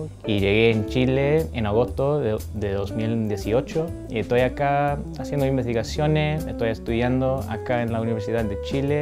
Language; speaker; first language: Spanish; non-native, fluent; English